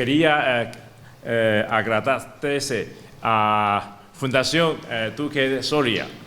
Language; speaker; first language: Spanish; non-native, learner; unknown